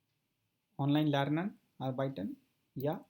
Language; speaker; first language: German; non-native, fluent; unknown